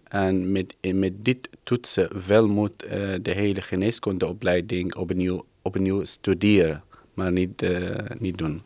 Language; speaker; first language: Dutch; non-native, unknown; Arabic